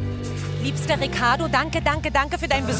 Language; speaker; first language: German; native; German